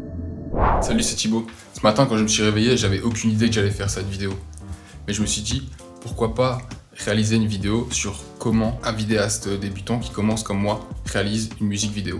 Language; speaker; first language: French; native; French